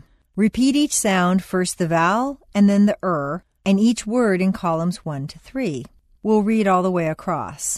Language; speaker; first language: English; native; English